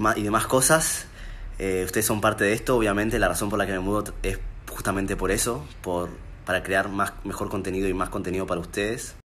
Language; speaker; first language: Spanish; native; Spanish